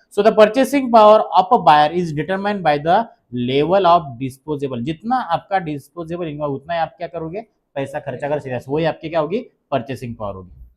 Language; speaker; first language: Hindi; non-native, local second language; Marathi